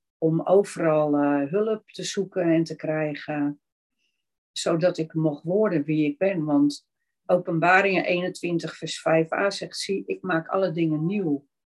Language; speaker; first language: Dutch; native; Dutch